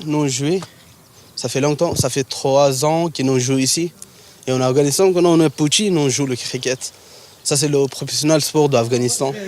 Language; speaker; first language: French; non-native, learner; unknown